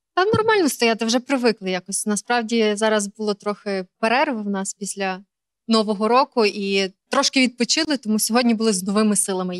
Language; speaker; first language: Ukrainian; native; Ukrainian